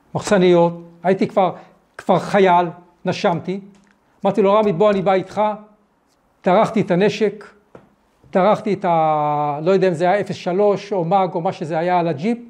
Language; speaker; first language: Hebrew; early bilingual, other home language; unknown